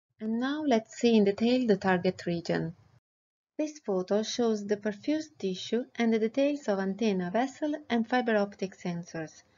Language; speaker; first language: English; non-native, fluent; Italian